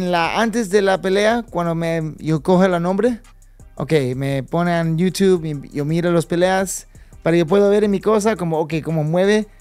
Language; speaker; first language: Spanish; early bilingual, other home language; English